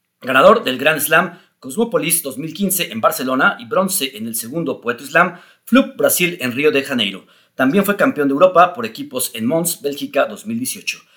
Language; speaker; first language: Spanish; native; Spanish